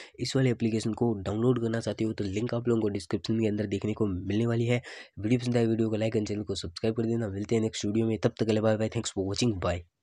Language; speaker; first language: Hindi; native; Hindi